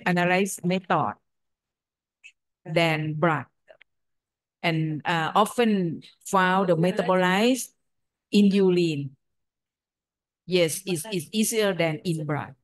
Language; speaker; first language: English; non-native, fluent; Thai